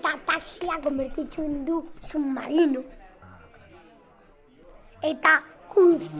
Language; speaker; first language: Basque; non-native, local second language; Spanish